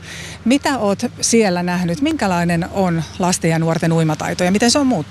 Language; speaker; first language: Finnish; native; Finnish